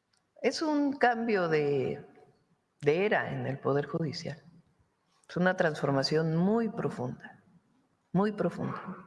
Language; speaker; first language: Spanish; native; Spanish